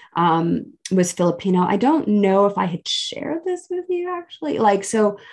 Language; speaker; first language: English; early bilingual, other home language; Filipino